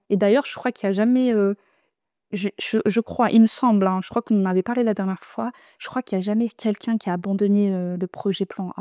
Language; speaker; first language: French; native; French